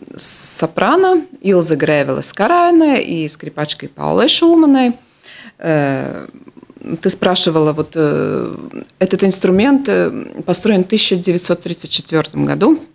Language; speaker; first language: Russian; non-native, local second language; Latvian